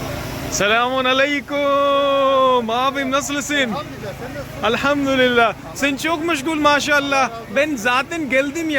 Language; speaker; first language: Turkish; non-native, learner; Hindi